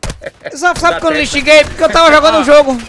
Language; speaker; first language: Portuguese; native; Portuguese